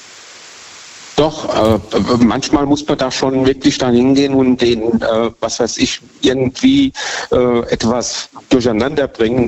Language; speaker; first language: German; native; German